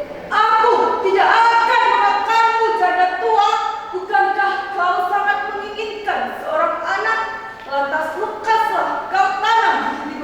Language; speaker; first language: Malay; non-native, local second language; Javanese